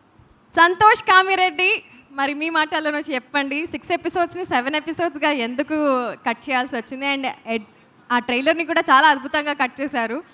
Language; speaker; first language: Telugu; native; Telugu